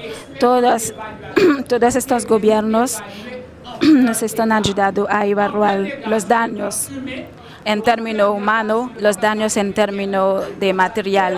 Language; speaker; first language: Spanish; non-native, fluent; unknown